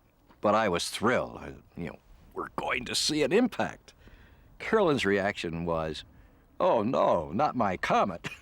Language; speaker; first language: English; native; English